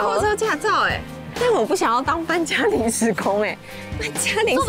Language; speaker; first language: Chinese; native; Chinese